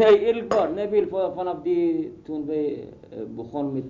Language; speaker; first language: Dutch; non-native, learner; Arabic